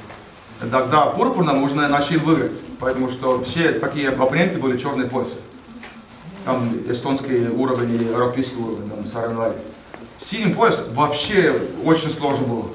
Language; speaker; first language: Russian; non-native, learner; Estonian